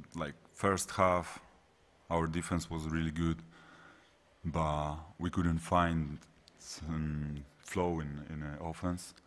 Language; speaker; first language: English; non-native, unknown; Polish